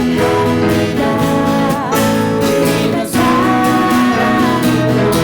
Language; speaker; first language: Korean; non-native, learner; Indonesian